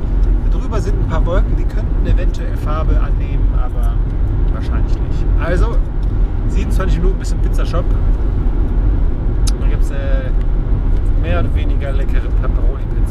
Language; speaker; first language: German; native; German